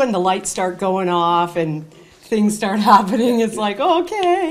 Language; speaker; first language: English; native; English